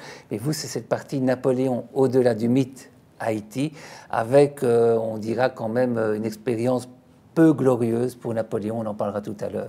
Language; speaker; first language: French; native; French